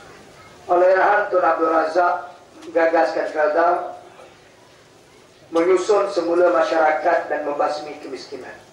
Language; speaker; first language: Malay; native; Malay